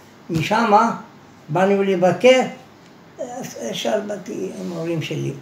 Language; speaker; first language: Hebrew; non-native, fluent; Arabic